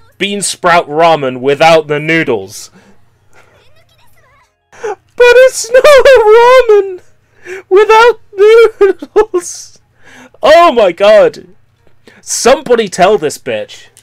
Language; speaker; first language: English; native; English